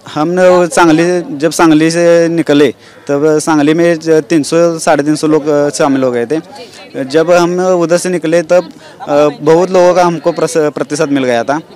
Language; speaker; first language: Hindi; non-native, local second language; Marathi